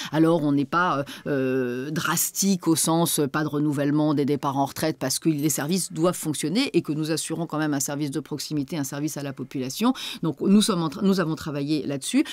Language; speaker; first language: French; native; French